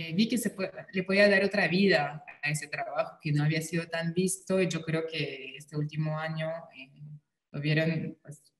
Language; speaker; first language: Spanish; non-native, fluent; French